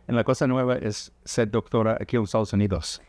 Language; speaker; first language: Spanish; early bilingual, heritage; English